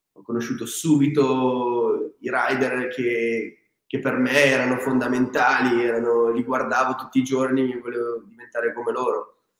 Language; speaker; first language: Italian; native; Italian